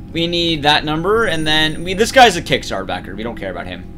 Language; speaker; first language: English; native; English